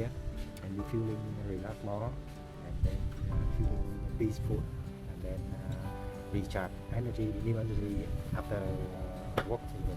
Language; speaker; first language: English; non-native, learner; Vietnamese